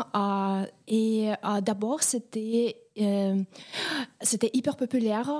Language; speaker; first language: French; non-native, fluent; Russian